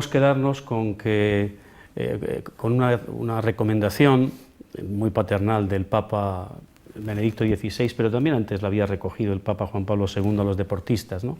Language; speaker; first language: Spanish; native; Spanish